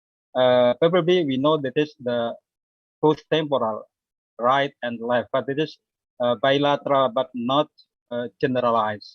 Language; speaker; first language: English; non-native, learner; Indonesian